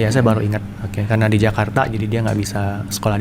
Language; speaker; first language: Indonesian; native; Indonesian